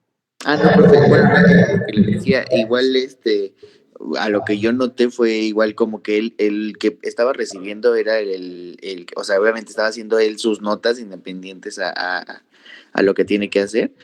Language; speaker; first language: Spanish; native; Spanish